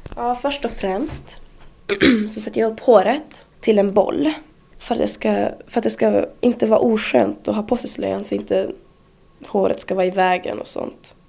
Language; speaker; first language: Swedish; early bilingual, other home language; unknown